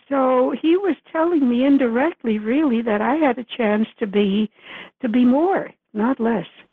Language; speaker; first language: English; early bilingual, other home language; Spanish